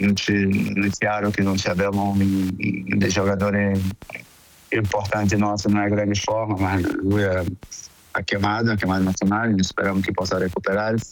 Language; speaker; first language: Italian; non-native, fluent; Portuguese